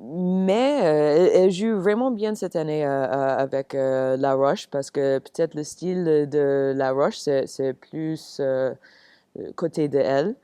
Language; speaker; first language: French; non-native, learner; English